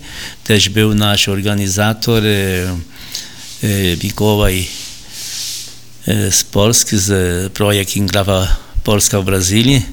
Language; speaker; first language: Polish; early bilingual, heritage; Polish